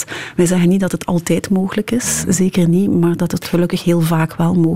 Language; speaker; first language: Dutch; native; Dutch